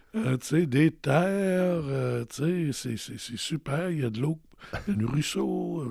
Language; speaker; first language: French; native; French